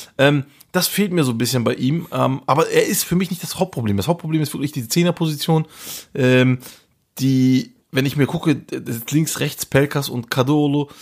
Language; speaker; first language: German; early bilingual, other home language; Turkish